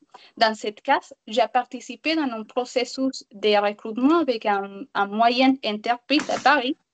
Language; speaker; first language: French; non-native, learner; Spanish